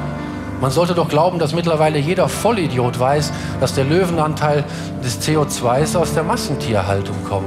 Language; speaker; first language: German; native; German